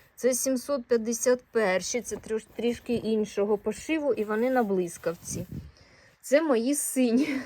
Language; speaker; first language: Ukrainian; native; Ukrainian